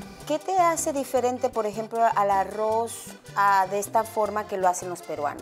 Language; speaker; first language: Spanish; native; Spanish